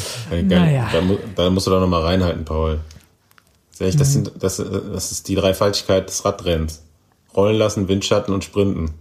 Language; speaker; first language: German; native; German